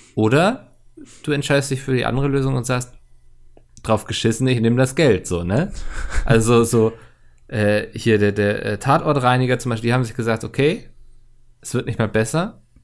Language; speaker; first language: German; native; German